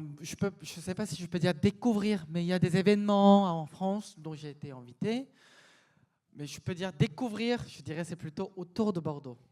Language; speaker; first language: French; non-native, fluent; Korean